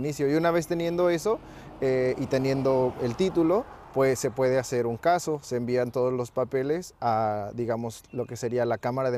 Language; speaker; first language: Spanish; native; Spanish